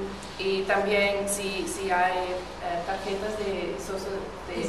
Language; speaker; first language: Spanish; non-native, fluent; English